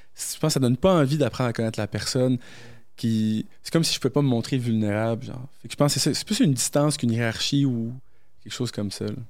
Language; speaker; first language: French; early bilingual, other home language; Arabic